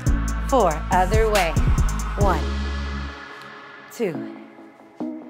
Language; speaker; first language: English; native; English